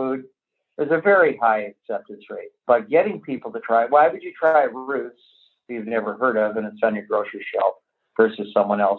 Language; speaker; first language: English; native; English